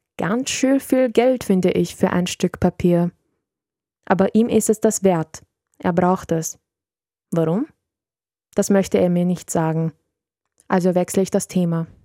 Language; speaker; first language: German; early bilingual, other home language; Serbian